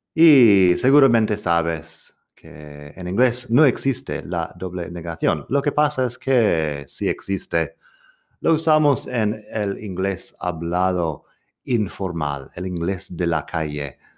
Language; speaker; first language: Spanish; non-native, fluent; English